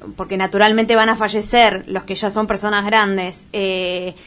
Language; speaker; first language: Spanish; native; Spanish